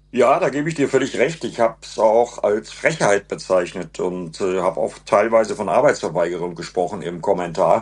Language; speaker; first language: German; native; German